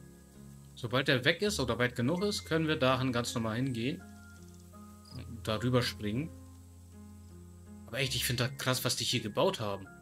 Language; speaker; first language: German; native; German